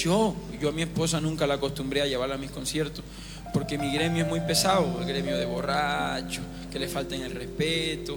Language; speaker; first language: Spanish; native; Spanish